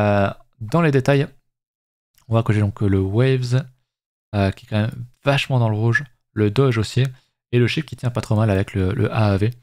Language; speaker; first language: French; native; French